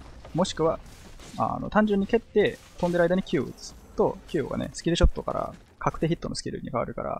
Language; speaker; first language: Japanese; native; Japanese